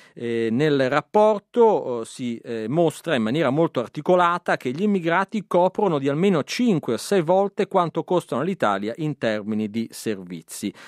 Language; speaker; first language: Italian; native; Italian